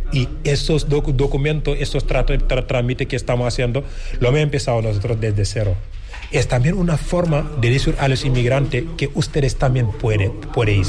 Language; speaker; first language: Spanish; non-native, fluent; Wolof